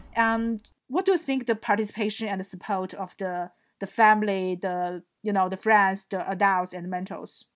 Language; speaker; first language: English; non-native, fluent; Chinese